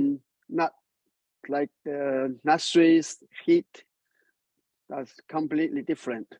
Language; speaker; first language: English; non-native, learner; Chinese